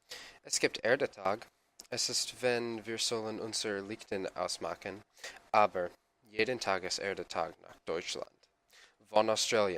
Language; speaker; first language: German; non-native, learner; English